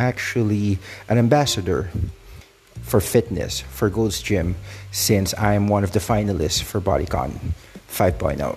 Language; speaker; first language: English; non-native, local second language; Filipino